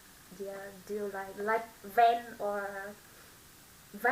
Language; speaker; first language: English; non-native, learner; Vietnamese